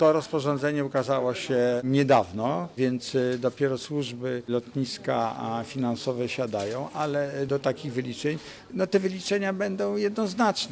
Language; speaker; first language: Polish; native; Polish